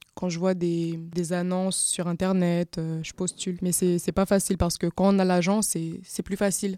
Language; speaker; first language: French; native; French